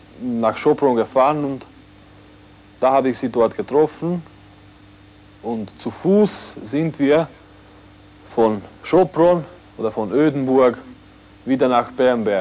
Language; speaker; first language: German; non-native, learner; Hungarian